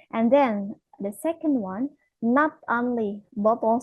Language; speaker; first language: English; non-native, fluent; Indonesian